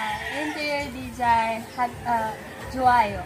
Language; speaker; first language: Korean; non-native, learner; Cebuano